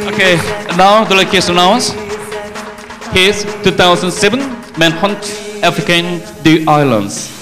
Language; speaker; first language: English; non-native, learner; Korean